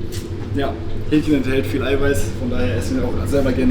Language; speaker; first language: German; native; German